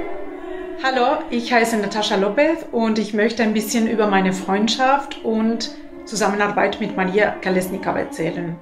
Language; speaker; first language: German; non-native, fluent; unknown